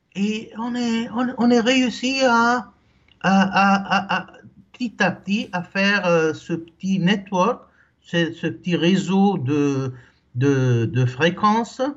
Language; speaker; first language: French; non-native, local second language; Arabic